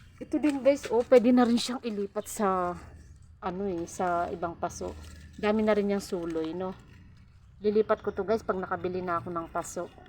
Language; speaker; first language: Filipino; non-native, local second language; Waray